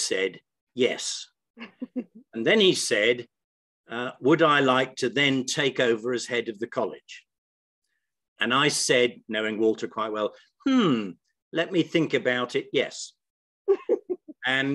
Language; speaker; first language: English; native; English